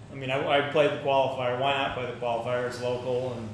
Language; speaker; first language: English; native; English